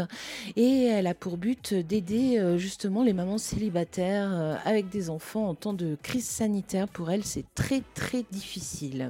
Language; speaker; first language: French; native; French